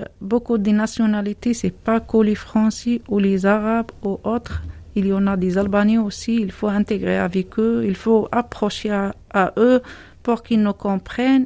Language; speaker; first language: French; non-native, learner; Arabic